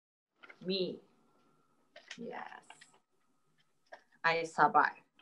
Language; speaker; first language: English; non-native, learner; Japanese